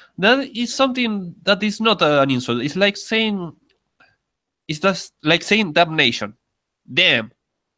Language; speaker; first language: English; non-native, learner; Spanish